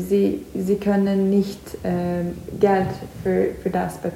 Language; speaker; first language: German; non-native, learner; Turkish